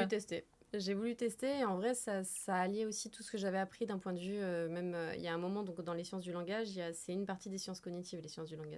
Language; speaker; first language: French; native; French